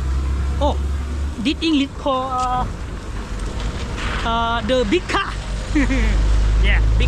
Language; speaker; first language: English; non-native, learner; Hmong